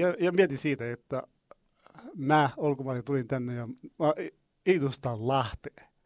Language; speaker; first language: Finnish; non-native, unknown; Arabic